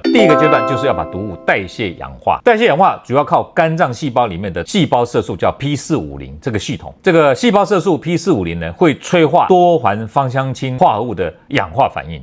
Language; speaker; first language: Chinese; native; Chinese